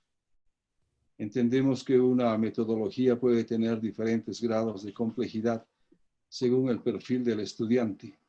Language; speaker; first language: Spanish; native; Spanish